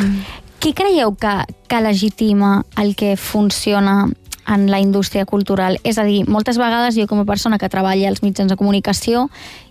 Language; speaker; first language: Catalan; native; Catalan